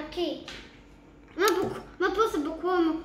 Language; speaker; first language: Russian; early bilingual, heritage; Tajik